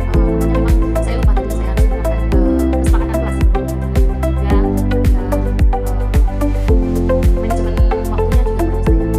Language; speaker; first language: Indonesian; native; Indonesian